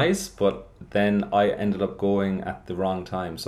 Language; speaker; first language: English; native; English